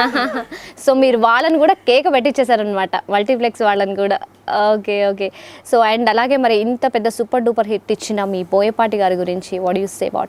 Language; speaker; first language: Telugu; native; Telugu